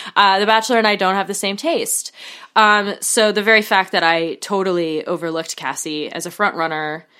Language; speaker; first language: English; native; English